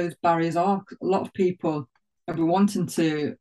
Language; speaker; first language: English; native; English